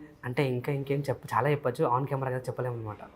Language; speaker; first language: Telugu; native; Telugu